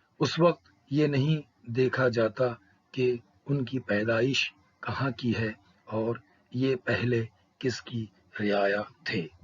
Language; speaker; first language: Urdu; native; Urdu